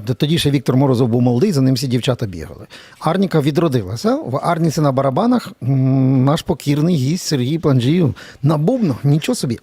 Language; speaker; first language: Ukrainian; native; Ukrainian